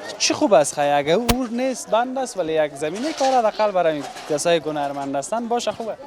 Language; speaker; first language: Persian; native; Persian